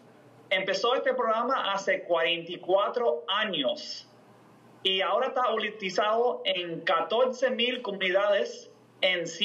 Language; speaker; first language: Spanish; non-native, fluent; English